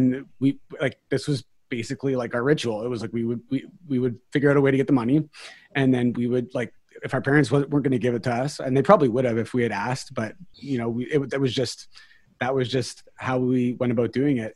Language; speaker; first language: English; native; English